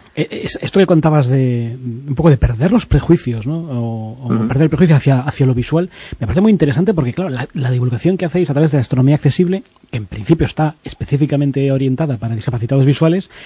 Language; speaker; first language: Spanish; native; Spanish